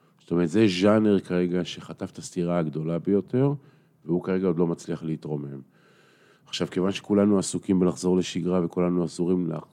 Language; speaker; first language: Hebrew; native; Hebrew